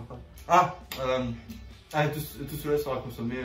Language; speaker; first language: French; native; French